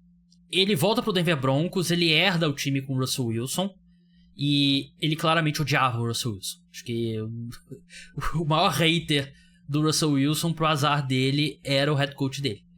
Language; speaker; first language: Portuguese; native; Portuguese